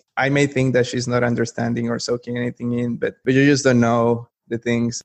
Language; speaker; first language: English; non-native, fluent; Spanish